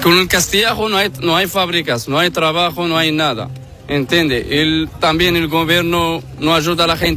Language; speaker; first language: Spanish; non-native, learner; Arabic